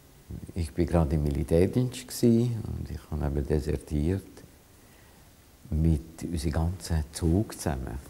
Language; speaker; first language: German; non-native, fluent; Hungarian